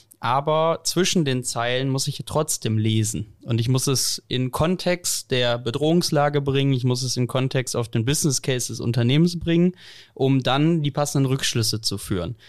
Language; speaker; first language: German; native; German